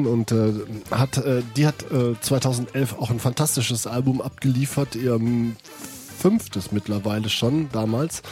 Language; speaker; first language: German; native; German